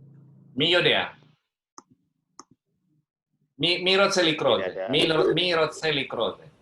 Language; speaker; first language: Hebrew; non-native, fluent; Indonesian